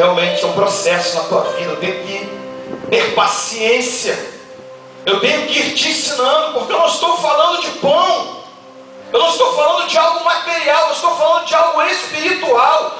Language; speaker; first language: Portuguese; native; Portuguese